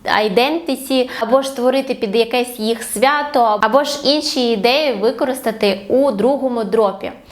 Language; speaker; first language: Ukrainian; non-native, local second language; Russian